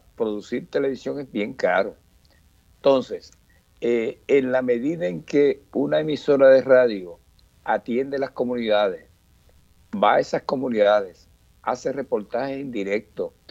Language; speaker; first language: Spanish; native; Spanish